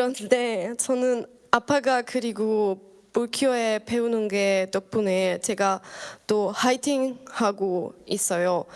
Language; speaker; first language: Korean; non-native, learner; Spanish